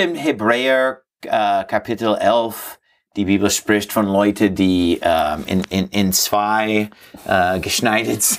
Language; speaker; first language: German; non-native, fluent; English